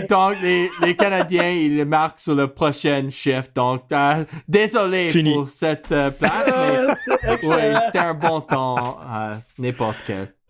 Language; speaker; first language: French; non-native, learner; English